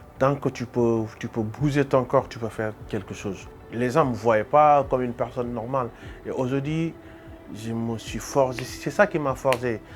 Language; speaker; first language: French; non-native, local second language; Wolof